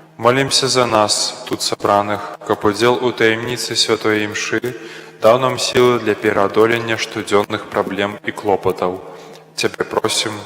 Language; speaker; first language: Belarusian; native; Belarusian